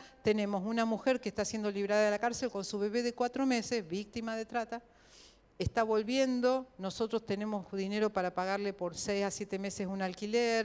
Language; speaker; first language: Spanish; native; Spanish